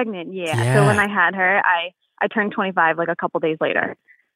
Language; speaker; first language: English; native; English